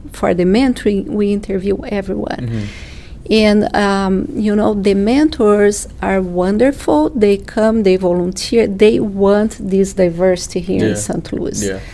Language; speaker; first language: English; non-native, fluent; Portuguese